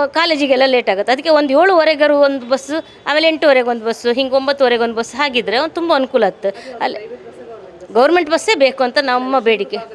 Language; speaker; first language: Kannada; native; Kannada